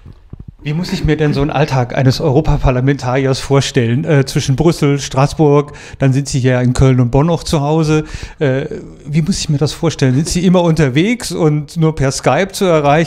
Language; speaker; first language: German; native; German